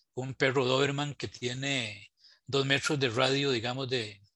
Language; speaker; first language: Spanish; native; Spanish